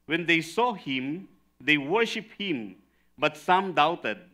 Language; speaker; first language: English; non-native, local second language; Filipino